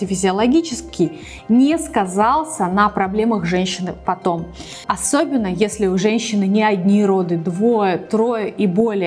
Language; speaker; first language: Russian; native; Russian